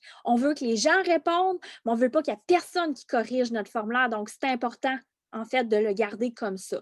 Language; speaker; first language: French; native; French